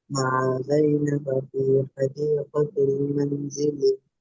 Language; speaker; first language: Arabic; non-native, learner; Bangla